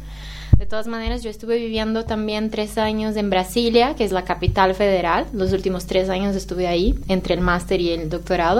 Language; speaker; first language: Spanish; non-native, fluent; Portuguese